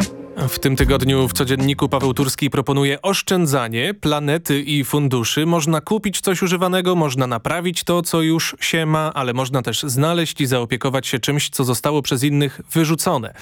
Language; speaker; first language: Polish; native; Polish